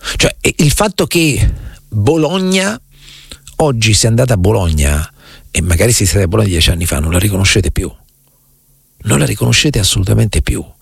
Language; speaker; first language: Italian; native; Italian